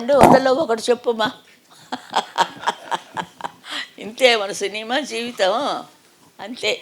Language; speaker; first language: Telugu; native; Telugu